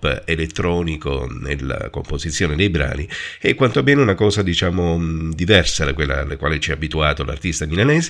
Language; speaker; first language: Italian; native; Italian